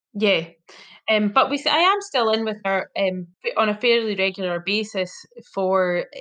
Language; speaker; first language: English; native; English